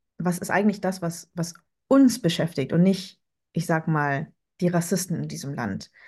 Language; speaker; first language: German; early bilingual, other home language; Vietnamese